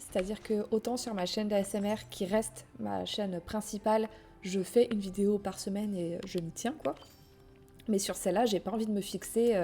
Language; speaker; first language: French; native; French